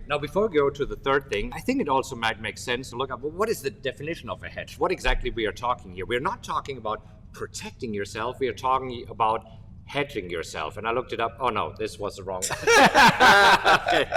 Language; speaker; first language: English; non-native, fluent; German